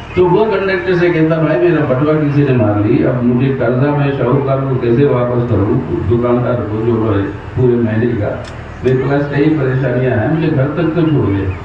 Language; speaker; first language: Hindi; non-native, local second language; Telugu